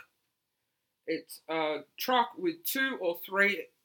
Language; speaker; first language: English; native; English